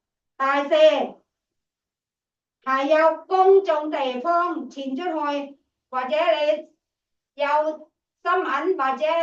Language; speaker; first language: Cantonese; non-native, fluent; Thai